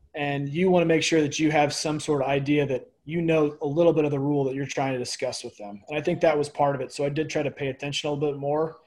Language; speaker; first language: English; native; English